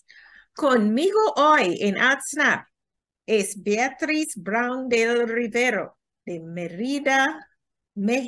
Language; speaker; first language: Spanish; non-native, fluent; English